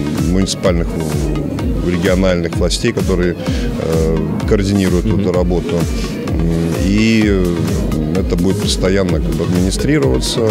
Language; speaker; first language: Russian; native; Russian